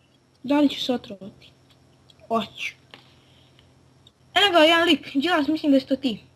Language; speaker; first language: Bosnian; native; Bosnian